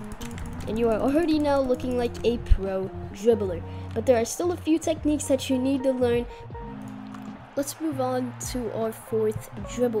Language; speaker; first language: English; native; English